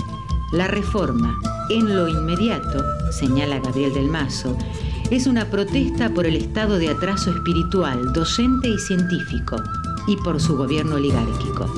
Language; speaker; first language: Spanish; native; Spanish